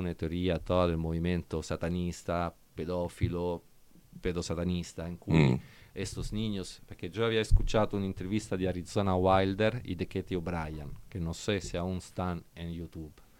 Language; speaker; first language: Spanish; non-native, learner; Italian